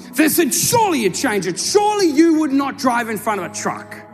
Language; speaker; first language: English; native; English